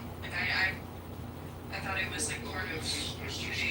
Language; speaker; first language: English; native; English